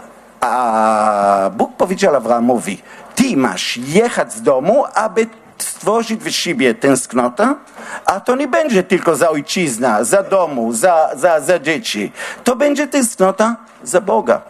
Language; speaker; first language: Polish; non-native, learner; Hebrew